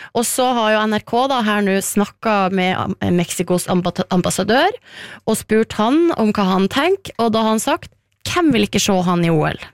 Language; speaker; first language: Norwegian; native; Norwegian